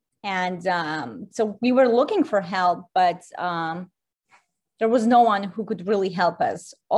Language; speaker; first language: English; non-native, fluent; Polish